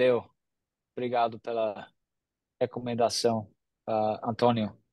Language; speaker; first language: Portuguese; non-native, fluent; English